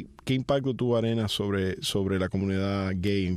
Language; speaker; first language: Spanish; early bilingual, heritage; Spanish